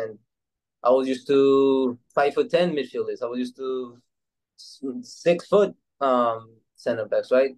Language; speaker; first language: English; native; English